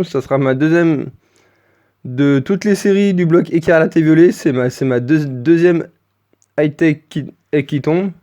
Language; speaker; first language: French; native; French